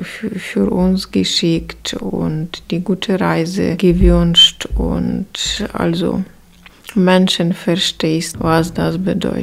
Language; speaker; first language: German; non-native, learner; Ukrainian